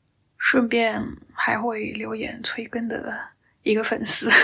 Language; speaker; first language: Chinese; native; Chinese